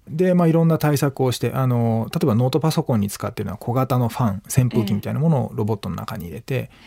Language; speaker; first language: Japanese; native; Japanese